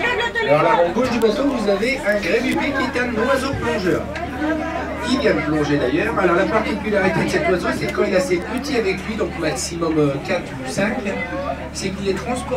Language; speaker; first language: French; native; French